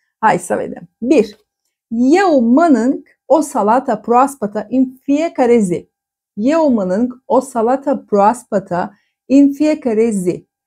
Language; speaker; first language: Romanian; non-native, fluent; Turkish